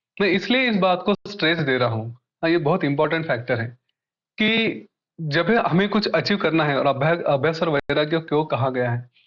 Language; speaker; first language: Hindi; non-native, local second language; Marathi